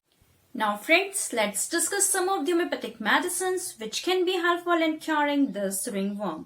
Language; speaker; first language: English; non-native, local second language; Hindi